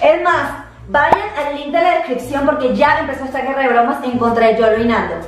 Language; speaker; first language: Spanish; native; Spanish